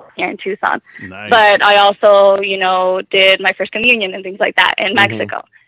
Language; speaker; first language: English; early bilingual, other home language; Spanish